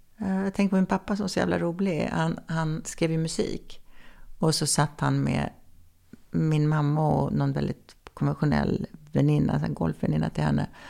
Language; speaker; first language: Swedish; native; Swedish